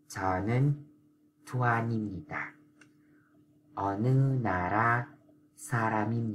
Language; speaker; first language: Korean; non-native, fluent; Vietnamese